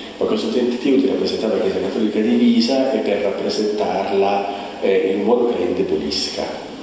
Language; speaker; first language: Italian; native; Italian